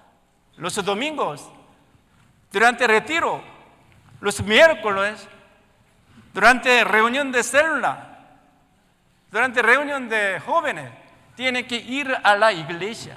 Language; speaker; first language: Spanish; non-native, learner; Korean